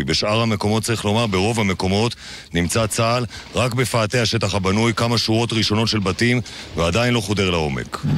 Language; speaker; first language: Hebrew; native; Hebrew